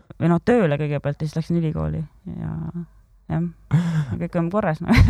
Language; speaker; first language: Estonian; native; Estonian